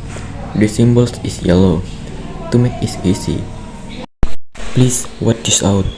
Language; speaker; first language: English; non-native, learner; Indonesian